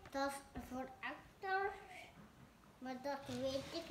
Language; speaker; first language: Dutch; early bilingual, other home language; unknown